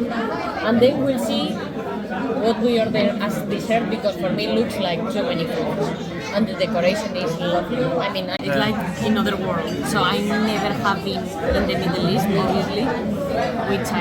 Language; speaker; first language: English; non-native, learner; Spanish